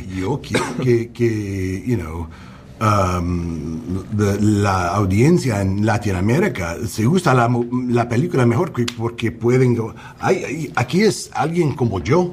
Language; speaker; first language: Spanish; early bilingual, heritage; English